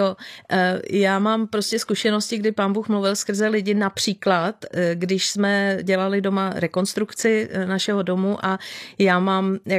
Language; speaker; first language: Czech; native; Czech